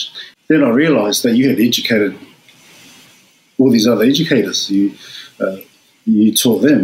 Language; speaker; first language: English; native; English